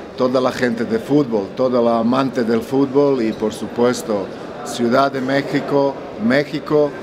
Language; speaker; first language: Spanish; non-native, fluent; Croatian